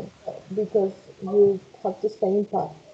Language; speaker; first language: English; non-native, fluent; Spanish